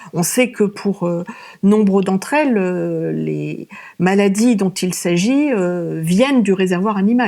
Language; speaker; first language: French; native; French